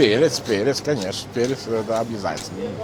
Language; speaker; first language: Russian; non-native, fluent; Italian